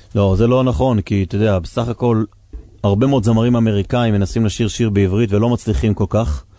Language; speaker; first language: Hebrew; native; Hebrew